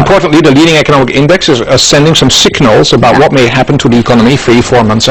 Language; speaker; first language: English; non-native, fluent; Dutch